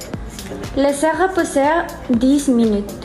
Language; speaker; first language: French; non-native, learner; Spanish